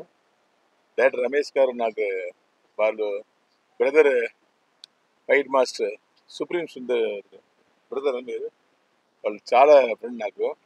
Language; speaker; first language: Telugu; non-native, learner; Tamil